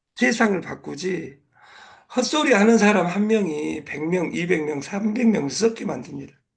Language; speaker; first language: Korean; native; Korean